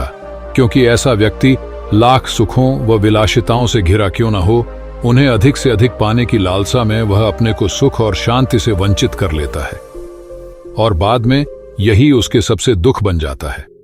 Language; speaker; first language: Hindi; native; Hindi